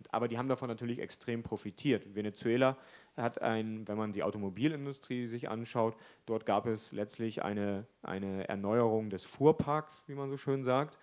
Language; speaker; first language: German; native; German